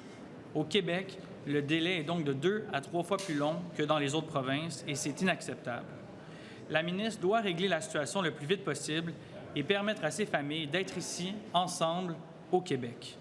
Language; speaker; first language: French; native; French